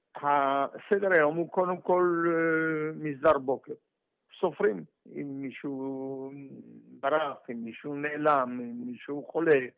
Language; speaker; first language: Hebrew; non-native, fluent; Yiddish